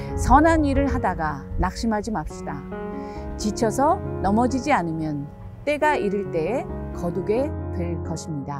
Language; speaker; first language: Korean; native; Korean